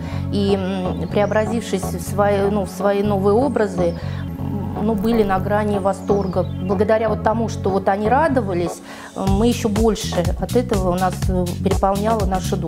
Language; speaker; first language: Russian; native; Russian